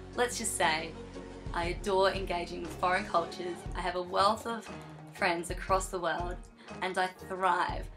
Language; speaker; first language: English; native; English